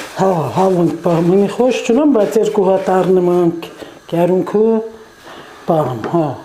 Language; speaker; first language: Armenian; native; Armenian